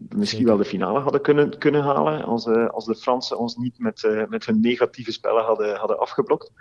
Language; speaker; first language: Dutch; native; Dutch